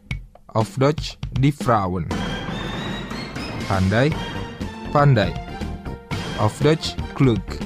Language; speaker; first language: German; non-native, fluent; Indonesian